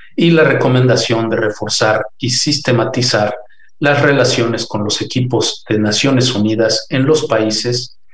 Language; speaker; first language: Spanish; native; Spanish